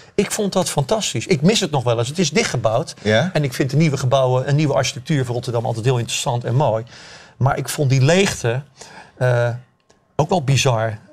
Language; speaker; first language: Dutch; native; Dutch